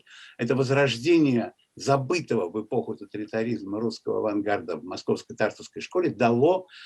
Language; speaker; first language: Russian; native; Russian